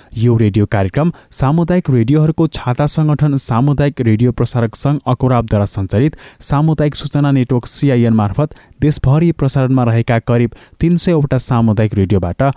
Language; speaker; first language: Nepali; native; Nepali